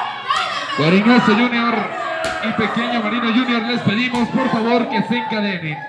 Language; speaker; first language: Spanish; native; Spanish